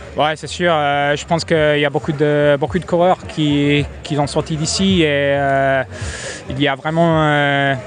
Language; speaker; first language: French; non-native, fluent; English